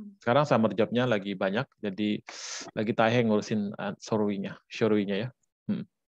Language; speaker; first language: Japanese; non-native, fluent; Balinese